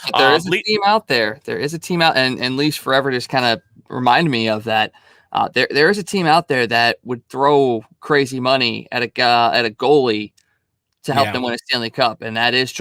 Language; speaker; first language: English; native; English